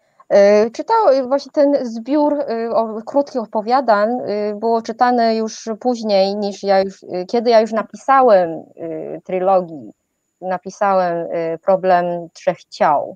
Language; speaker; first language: Polish; non-native, fluent; Chinese